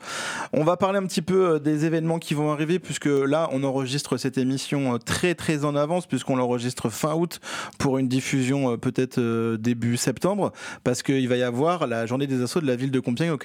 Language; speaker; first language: French; native; French